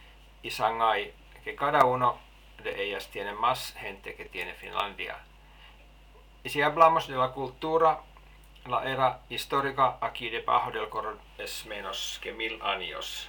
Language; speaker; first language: Spanish; non-native, learner; Finnish